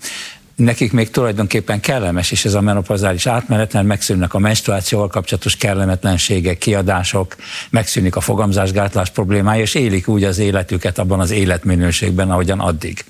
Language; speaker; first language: Hungarian; native; Hungarian